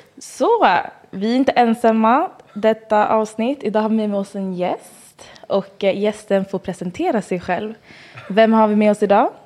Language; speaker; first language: Swedish; native; Swedish